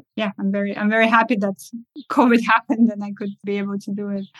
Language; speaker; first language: English; early bilingual, other home language; Russian